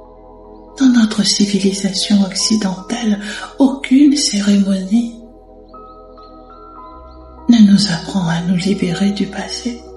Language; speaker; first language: French; native; French